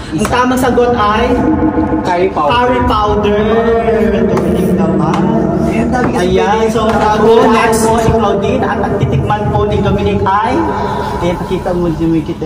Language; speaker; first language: Filipino; non-native, local second language; Cebuano